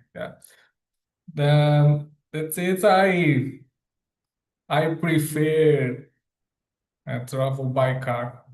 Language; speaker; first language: English; non-native, learner; Portuguese